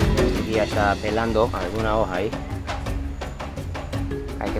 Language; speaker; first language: Spanish; non-native, fluent; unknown